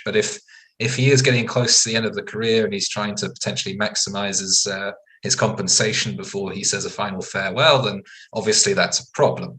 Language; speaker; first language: English; native; English